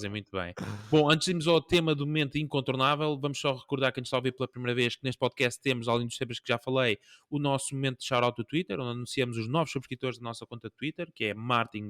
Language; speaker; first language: Portuguese; native; Portuguese